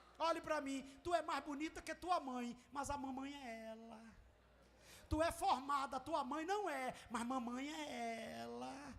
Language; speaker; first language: Portuguese; native; Portuguese